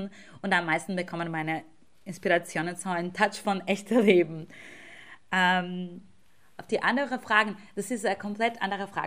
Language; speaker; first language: German; non-native, fluent; Portuguese